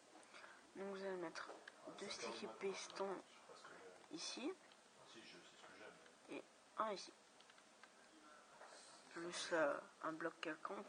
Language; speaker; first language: French; native; French